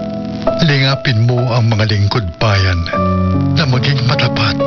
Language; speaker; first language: Filipino; native; Filipino